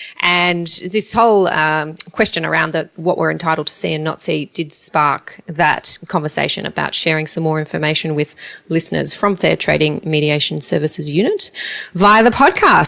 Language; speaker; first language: English; native; English